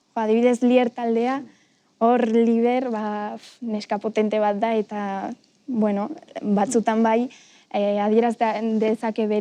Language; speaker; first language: Basque; non-native, local second language; Spanish